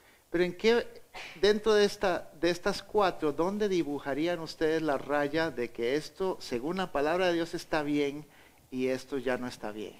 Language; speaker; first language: Spanish; native; Spanish